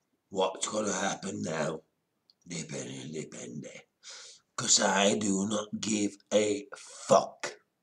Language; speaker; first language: English; native; English